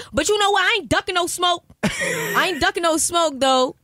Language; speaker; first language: English; native; English